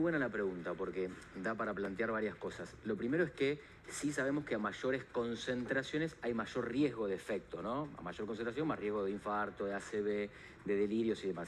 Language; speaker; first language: Spanish; native; Spanish